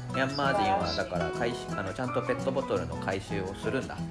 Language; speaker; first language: Japanese; native; Japanese